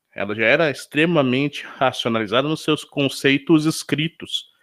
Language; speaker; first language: Portuguese; native; Portuguese